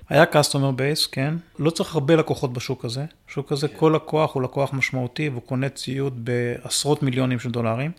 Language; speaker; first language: Hebrew; native; Hebrew